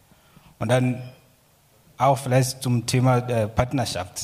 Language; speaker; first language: German; non-native, learner; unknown